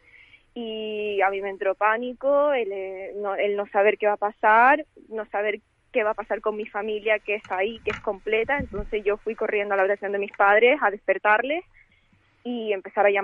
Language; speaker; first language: Spanish; early bilingual, other home language; Ukrainian